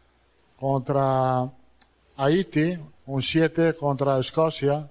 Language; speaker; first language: Portuguese; non-native, fluent; Italian